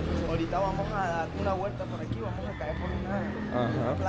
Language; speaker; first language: Spanish; native; Spanish